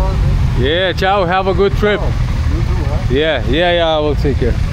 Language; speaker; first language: English; non-native, learner; Lithuanian